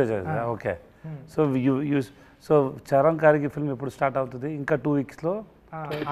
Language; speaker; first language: Telugu; non-native, learner; Tamil